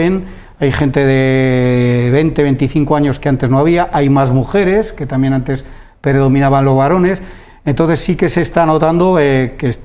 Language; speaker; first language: Spanish; native; Spanish